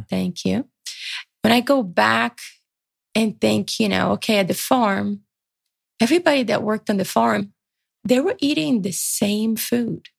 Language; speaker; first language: English; early bilingual, other home language; Portuguese